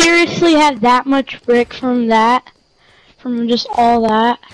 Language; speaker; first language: English; native; English